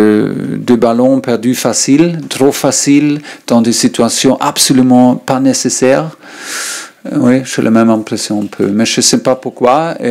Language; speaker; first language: French; non-native, learner; German